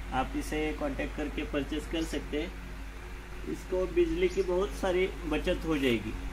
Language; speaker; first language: Hindi; non-native, local second language; Marathi